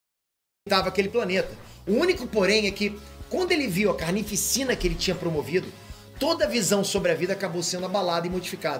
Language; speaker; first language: Portuguese; native; Portuguese